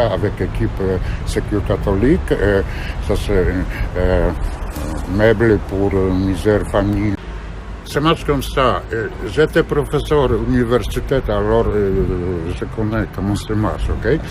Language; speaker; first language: French; non-native, learner; Polish